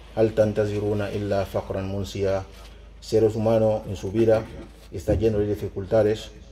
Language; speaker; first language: Spanish; non-native, fluent; Mandingo